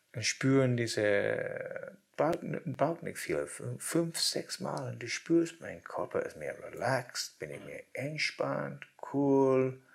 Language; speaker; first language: German; non-native, learner; English